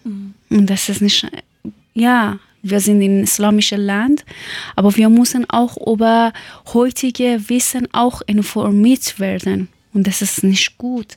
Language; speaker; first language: German; non-native, learner; Persian